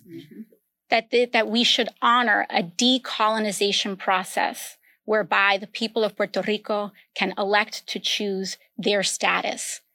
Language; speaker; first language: English; early bilingual, other home language; Spanish